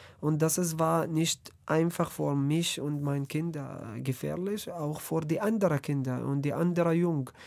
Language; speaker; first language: German; non-native, learner; Arabic